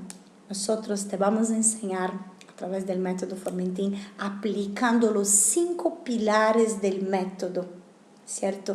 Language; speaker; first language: Spanish; non-native, fluent; Italian